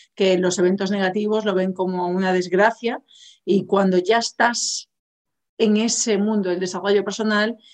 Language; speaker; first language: Spanish; native; Spanish